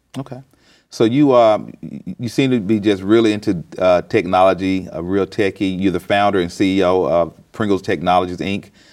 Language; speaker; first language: English; native; English